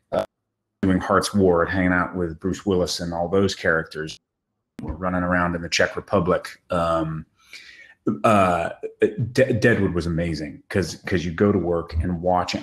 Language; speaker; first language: English; native; English